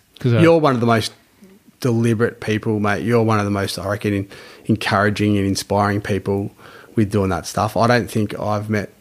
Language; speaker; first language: English; native; English